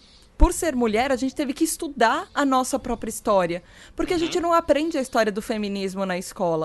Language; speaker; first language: Portuguese; native; Portuguese